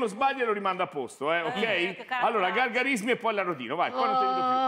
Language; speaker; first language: Italian; native; Italian